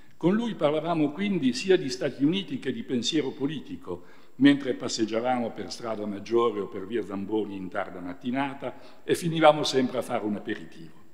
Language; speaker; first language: Italian; native; Italian